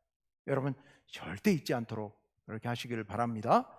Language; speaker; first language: Korean; native; Korean